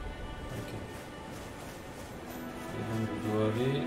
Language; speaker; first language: French; native; French